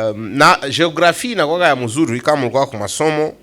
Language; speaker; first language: French; non-native, local second language; Swahili